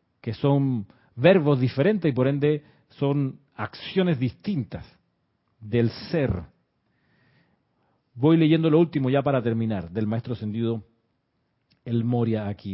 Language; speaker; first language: Spanish; native; Spanish